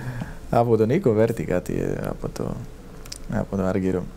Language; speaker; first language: Greek; non-native, fluent; Serbian